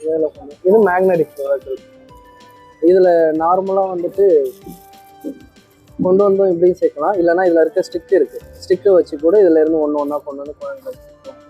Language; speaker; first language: Tamil; native; Tamil